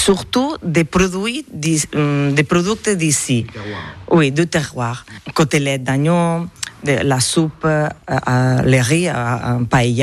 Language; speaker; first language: French; non-native, learner; Catalan